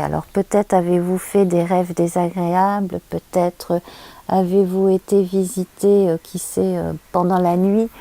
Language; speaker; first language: French; native; French